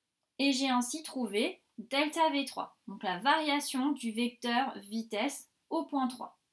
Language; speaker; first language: French; native; French